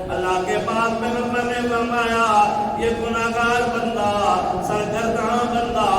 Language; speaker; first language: Urdu; native; Urdu